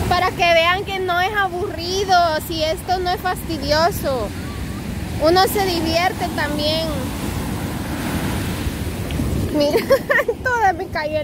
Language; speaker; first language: Spanish; native; Spanish